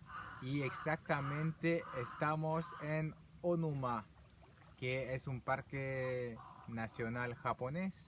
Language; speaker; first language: Spanish; non-native, fluent; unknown